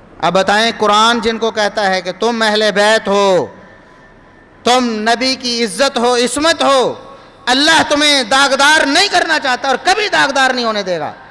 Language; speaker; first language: Urdu; non-native, local second language; Punjabi